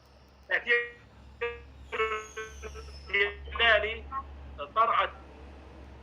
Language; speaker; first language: Arabic; non-native, fluent; Indonesian